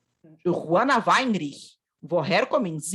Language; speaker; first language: German; non-native, fluent; Portuguese